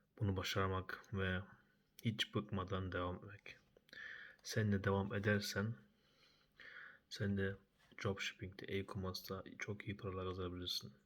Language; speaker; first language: Turkish; early bilingual, heritage; Turkish